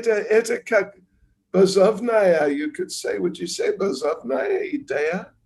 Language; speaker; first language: Russian; non-native, learner; English